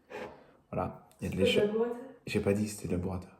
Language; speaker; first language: French; native; French